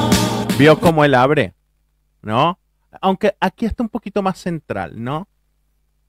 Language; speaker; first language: Spanish; native; Spanish